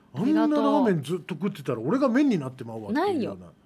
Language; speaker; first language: Japanese; native; Japanese